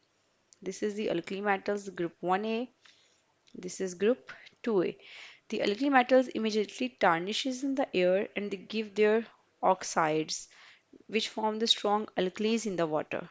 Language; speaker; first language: English; non-native, local second language; Urdu